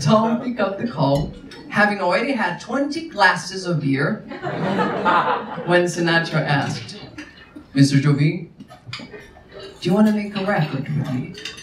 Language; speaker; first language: English; non-native, fluent; Portuguese